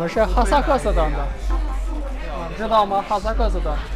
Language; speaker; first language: Chinese; non-native, learner; Kazakh